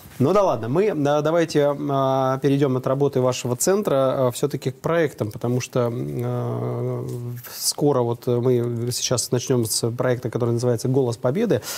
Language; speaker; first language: Russian; native; Russian